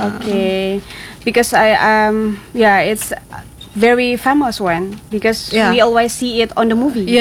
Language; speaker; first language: English; non-native, fluent; Indonesian